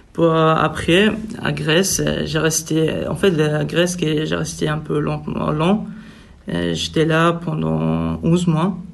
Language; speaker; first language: French; non-native, fluent; Persian